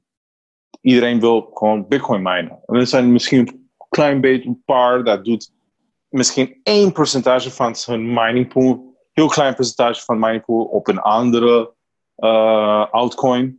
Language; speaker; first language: Dutch; non-native, learner; Spanish